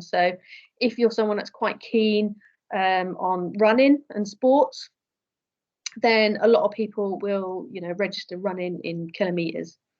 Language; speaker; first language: English; native; English